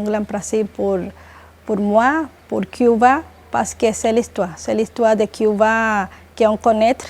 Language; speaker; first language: French; non-native, learner; Spanish